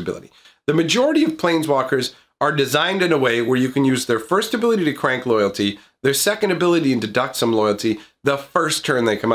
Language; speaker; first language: English; native; English